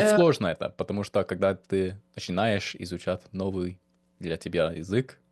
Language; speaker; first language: Russian; non-native, fluent; English